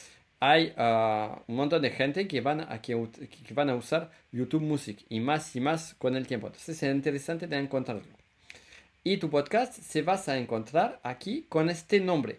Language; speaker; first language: Spanish; non-native, fluent; French